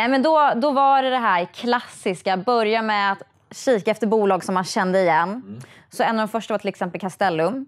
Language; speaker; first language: Swedish; native; Swedish